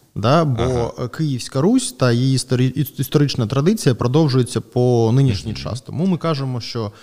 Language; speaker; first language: Ukrainian; non-native, local second language; Russian